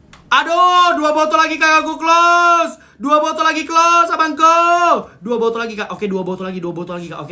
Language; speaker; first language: Indonesian; native; Indonesian